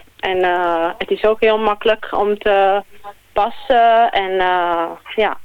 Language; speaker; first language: Dutch; non-native, learner; Italian